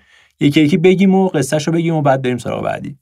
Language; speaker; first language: Persian; native; Persian